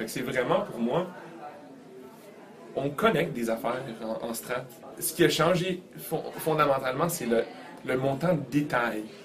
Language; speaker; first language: French; native; French